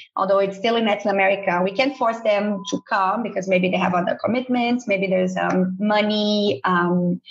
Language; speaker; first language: English; non-native, fluent; Portuguese